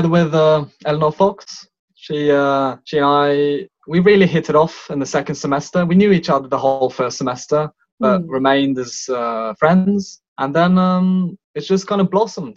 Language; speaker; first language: English; native; English